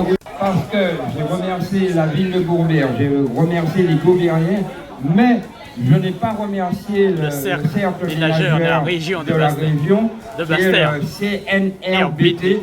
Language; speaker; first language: French; native; French